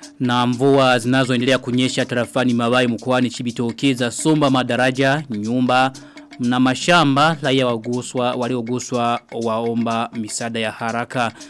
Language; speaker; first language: Swahili; non-native, local second language; Rundi